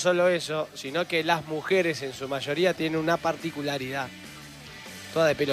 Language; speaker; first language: Spanish; native; Spanish